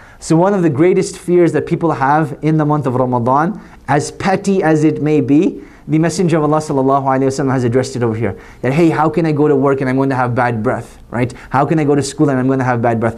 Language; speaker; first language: English; native; English